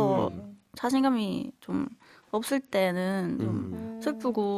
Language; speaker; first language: Korean; non-native, fluent; German